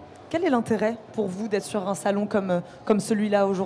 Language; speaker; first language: French; native; French